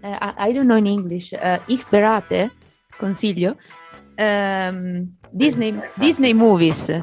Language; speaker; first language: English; non-native, fluent; Italian